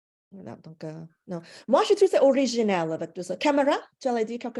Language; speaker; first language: French; non-native, fluent; English